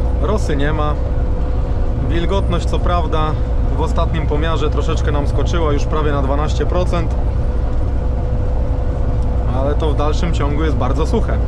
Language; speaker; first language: Polish; native; Polish